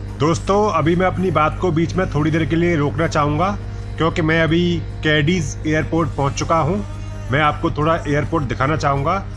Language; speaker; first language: Hindi; native; Hindi